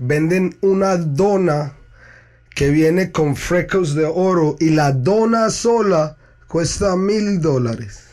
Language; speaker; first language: Spanish; native; Spanish